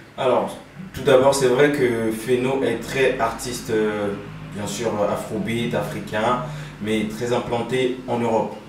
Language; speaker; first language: French; early bilingual, other home language; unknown